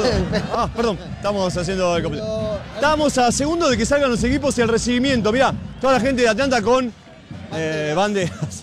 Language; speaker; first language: Spanish; native; Spanish